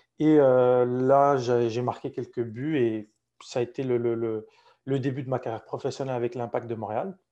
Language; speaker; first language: French; non-native, local second language; Arabic